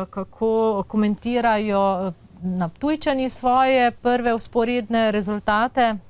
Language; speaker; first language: Slovenian; native; Slovenian